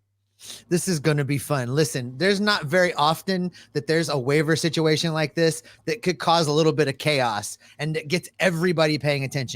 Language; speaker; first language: English; native; English